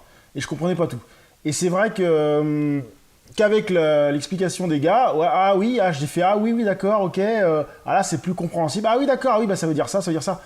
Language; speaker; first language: French; native; French